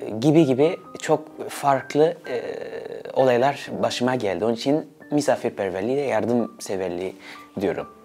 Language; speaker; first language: Turkish; early bilingual, other home language; Swahili